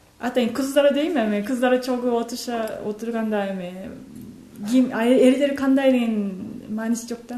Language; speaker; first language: Kyrgyz; non-native, learner; Japanese